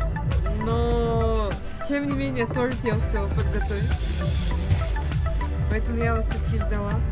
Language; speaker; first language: Russian; native; Russian